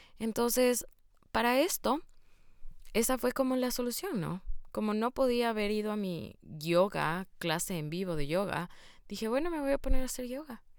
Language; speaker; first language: Spanish; native; Spanish